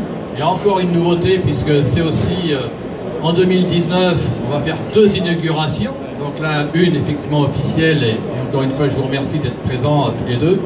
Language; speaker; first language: French; native; French